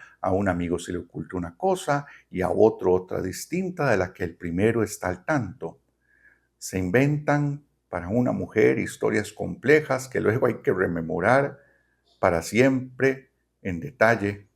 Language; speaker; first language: Spanish; native; Spanish